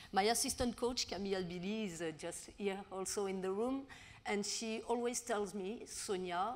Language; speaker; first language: English; non-native, learner; French